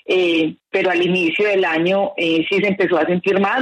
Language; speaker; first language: Spanish; native; Spanish